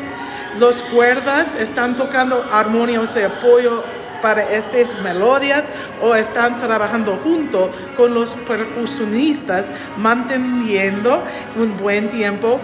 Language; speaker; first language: Spanish; non-native, learner; English